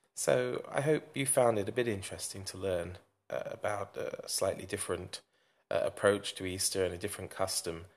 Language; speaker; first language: English; native; English